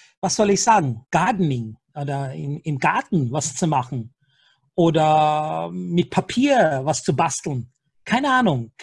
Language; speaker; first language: German; non-native, fluent; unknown